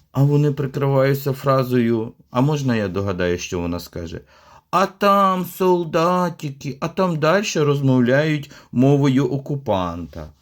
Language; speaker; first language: Ukrainian; non-native, local second language; Russian